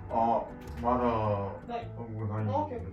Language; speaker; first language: Japanese; non-native, learner; Korean